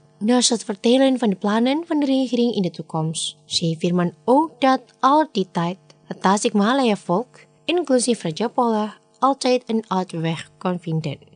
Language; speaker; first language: Dutch; non-native, fluent; Indonesian